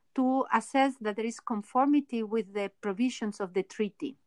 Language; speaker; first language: English; non-native, fluent; Spanish